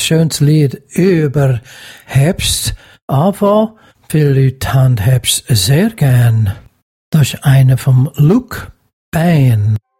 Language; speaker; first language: German; native; German